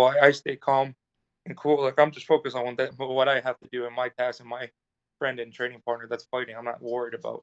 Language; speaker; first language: English; native; English